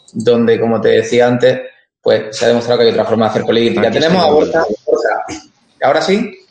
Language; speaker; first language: Spanish; native; Spanish